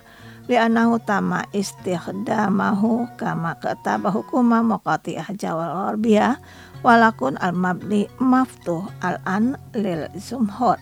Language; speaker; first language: Arabic; non-native, fluent; Indonesian